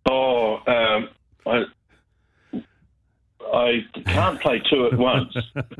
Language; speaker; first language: English; native; English